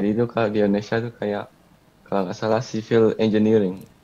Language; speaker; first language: Indonesian; early bilingual, heritage; Indonesian